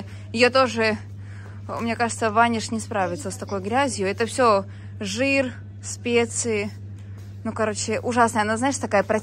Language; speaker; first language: Russian; native; Russian